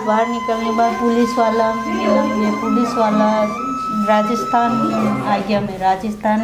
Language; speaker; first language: Hindi; early bilingual, other home language; Nepali